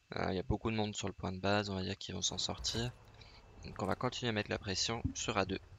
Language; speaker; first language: French; native; French